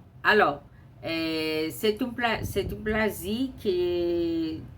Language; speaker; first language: French; non-native, learner; Portuguese